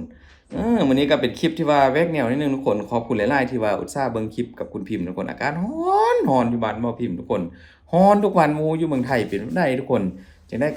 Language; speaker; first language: Thai; non-native, local second language; Lao